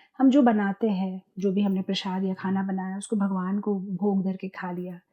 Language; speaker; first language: Hindi; non-native, local second language; Gujarati